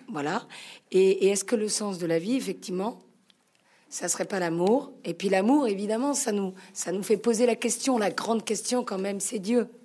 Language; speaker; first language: French; native; French